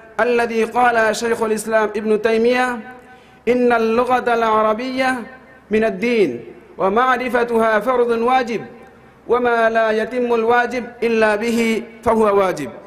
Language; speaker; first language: Arabic; non-native, fluent; Bangla